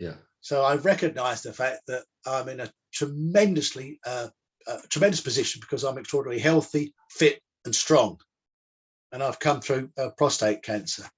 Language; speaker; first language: English; native; English